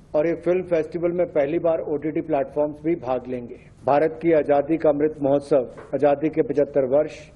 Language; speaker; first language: Hindi; native; Hindi